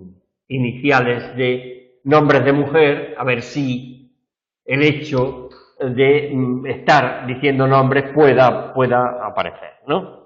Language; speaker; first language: Spanish; native; Spanish